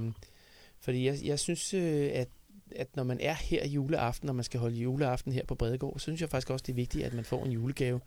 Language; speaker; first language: Danish; native; Danish